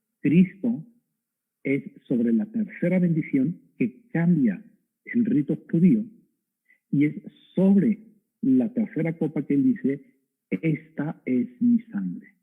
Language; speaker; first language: Spanish; native; Spanish